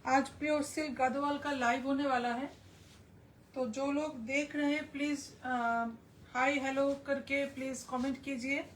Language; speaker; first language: Hindi; non-native, local second language; Bangla